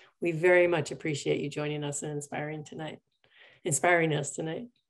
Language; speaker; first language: English; native; English